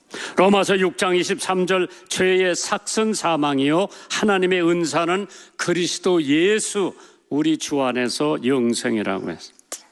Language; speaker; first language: Korean; native; Korean